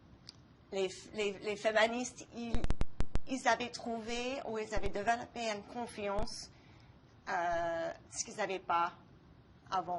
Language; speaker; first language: French; non-native, local second language; English